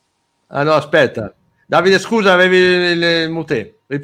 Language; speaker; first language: Italian; native; Italian